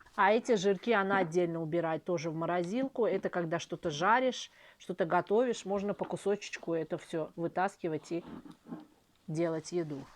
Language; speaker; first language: Russian; native; Russian